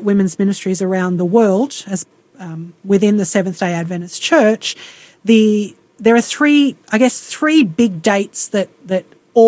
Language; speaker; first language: English; native; English